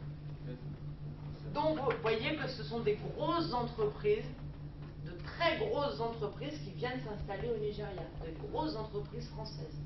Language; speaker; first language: French; native; French